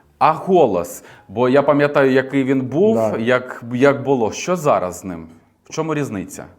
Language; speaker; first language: Ukrainian; native; Ukrainian